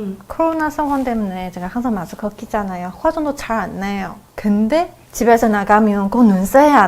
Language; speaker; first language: Korean; non-native, learner; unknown